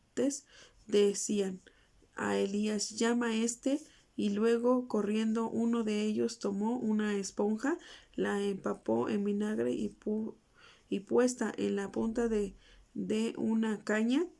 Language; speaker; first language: Spanish; native; Spanish